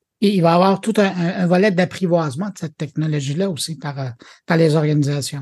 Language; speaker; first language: French; native; French